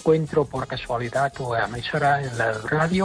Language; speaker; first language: Spanish; non-native, fluent; English